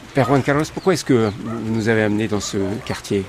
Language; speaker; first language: French; native; French